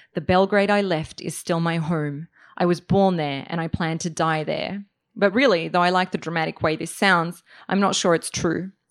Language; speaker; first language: English; native; English